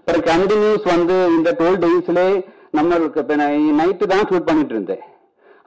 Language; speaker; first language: Tamil; non-native, learner; Malayalam